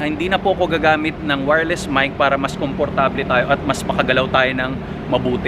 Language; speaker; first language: Filipino; native; Filipino